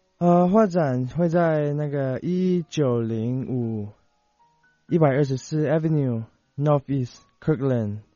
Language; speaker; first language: Chinese; early bilingual, heritage; Chinese